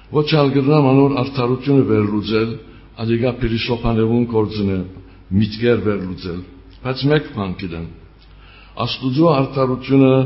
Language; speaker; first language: Armenian; early bilingual, heritage; Armenian